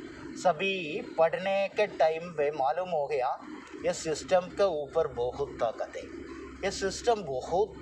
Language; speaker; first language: Hindi; non-native, local second language; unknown